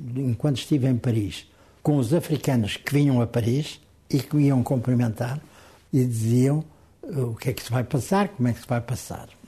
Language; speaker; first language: Portuguese; native; Portuguese